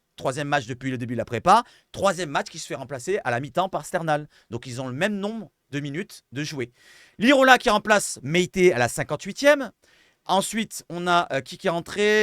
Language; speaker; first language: French; native; French